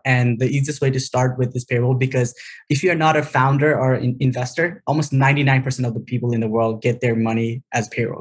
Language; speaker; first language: English; non-native, local second language; Nepali